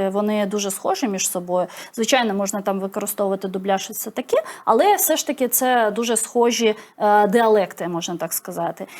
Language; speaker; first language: Ukrainian; non-native, local second language; Crimean Tatar